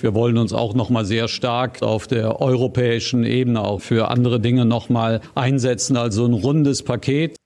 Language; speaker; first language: German; native; German